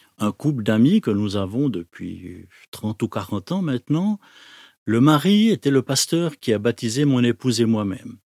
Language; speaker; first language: French; native; French